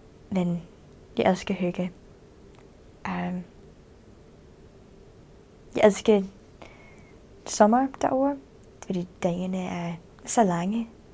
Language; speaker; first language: Danish; non-native, fluent; English